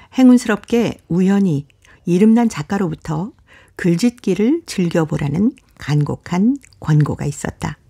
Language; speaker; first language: Korean; native; Korean